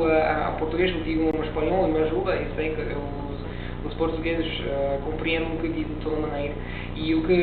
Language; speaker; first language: Portuguese; non-native, learner; Italian